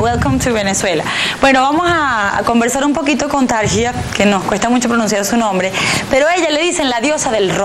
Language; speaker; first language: Spanish; native; Spanish